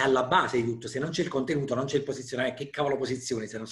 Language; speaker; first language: Italian; native; Italian